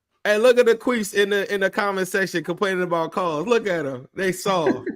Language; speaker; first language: English; native; English